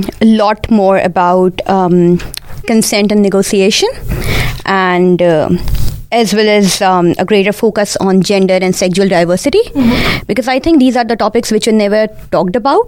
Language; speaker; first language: English; non-native, local second language; Urdu